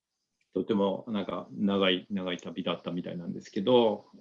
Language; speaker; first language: Japanese; native; Japanese